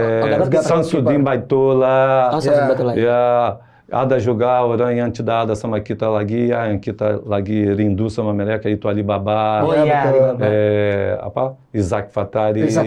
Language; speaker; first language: Indonesian; non-native, fluent; Portuguese